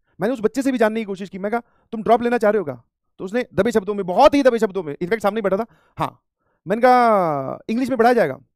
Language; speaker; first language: Hindi; native; Hindi